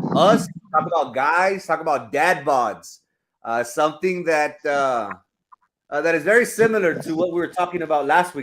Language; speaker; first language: English; early bilingual, other home language; Spanish